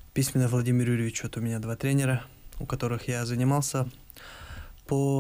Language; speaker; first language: Russian; native; Russian